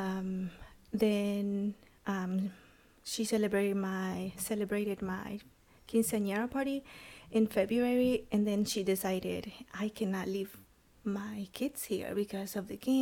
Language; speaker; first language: English; non-native, fluent; Spanish